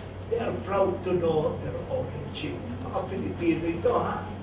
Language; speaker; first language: English; non-native, local second language; Filipino